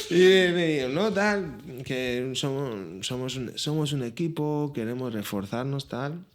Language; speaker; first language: Spanish; native; Spanish